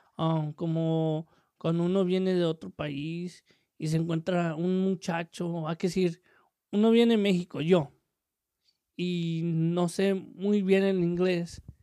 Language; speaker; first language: Spanish; native; Spanish